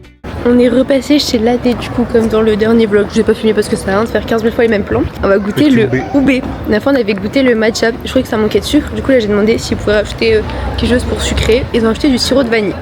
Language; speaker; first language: French; native; French